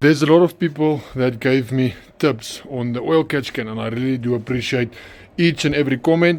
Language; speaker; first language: English; non-native, local second language; Afrikaans